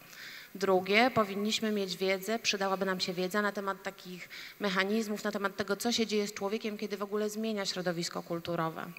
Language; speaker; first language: Polish; native; Polish